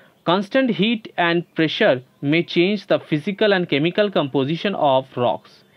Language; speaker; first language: English; non-native, local second language; Bangla